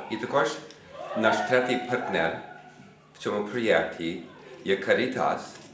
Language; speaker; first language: Ukrainian; non-native, fluent; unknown